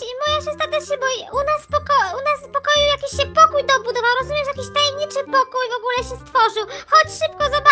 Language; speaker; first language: Polish; native; Polish